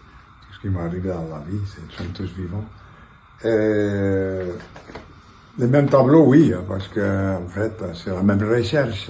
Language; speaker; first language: French; non-native, fluent; Catalan